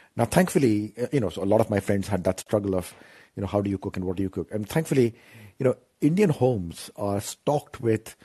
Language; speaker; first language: English; non-native, local second language; Hindi